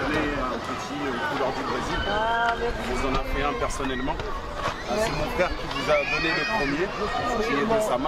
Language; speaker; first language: French; native; French